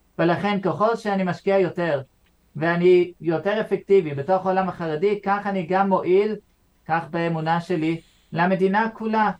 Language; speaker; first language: Hebrew; non-native, fluent; English